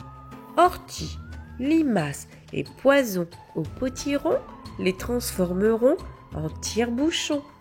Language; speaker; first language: French; native; French